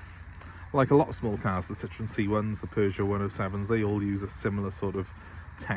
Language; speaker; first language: English; native; English